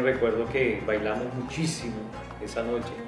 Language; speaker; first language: Spanish; native; Spanish